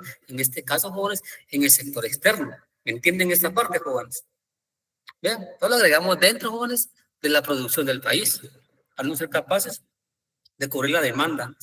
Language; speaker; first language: Spanish; native; Spanish